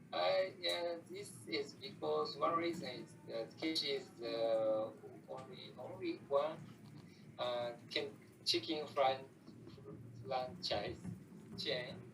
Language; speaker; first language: English; non-native, learner; Japanese